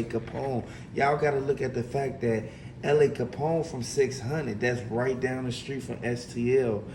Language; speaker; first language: English; native; English